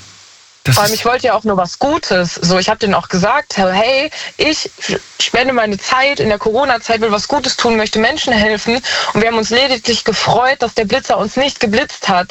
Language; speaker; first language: German; native; German